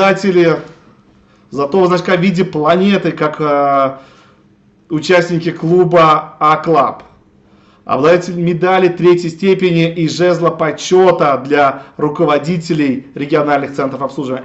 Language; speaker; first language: Russian; native; Russian